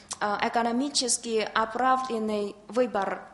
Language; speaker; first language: Russian; non-native, learner; Chinese